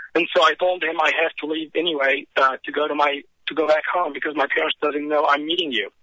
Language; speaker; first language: English; non-native, fluent; Arabic